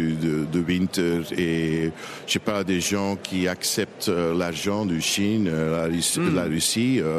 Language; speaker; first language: French; non-native, local second language; Dutch